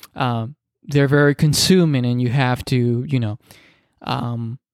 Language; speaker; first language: English; non-native, fluent; Spanish